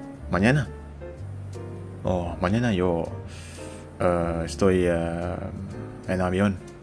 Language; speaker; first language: Spanish; non-native, learner; Indonesian